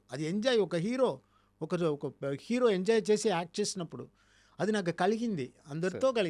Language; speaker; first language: Telugu; non-native, fluent; Tamil